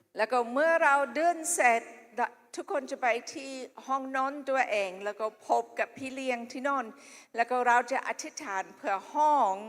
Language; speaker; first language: Thai; non-native, local second language; Akha